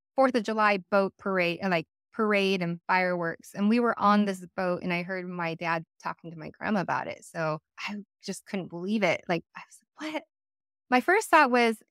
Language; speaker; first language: English; native; English